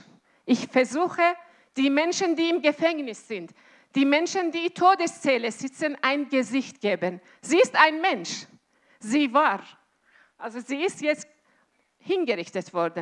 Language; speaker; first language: German; non-native, fluent; Azerbaijani